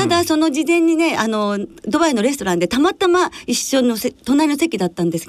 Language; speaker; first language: Japanese; native; Japanese